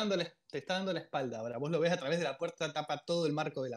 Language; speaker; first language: Spanish; native; Spanish